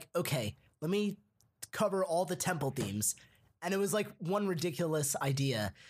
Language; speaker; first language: English; early bilingual, other home language; Hindi